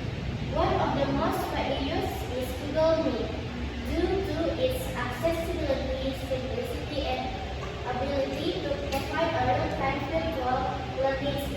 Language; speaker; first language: English; non-native, learner; Indonesian